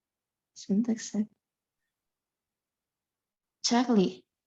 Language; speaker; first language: English; non-native, learner; Indonesian